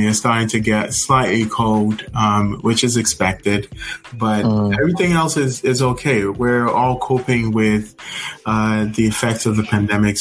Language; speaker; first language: English; non-native, local second language; Akan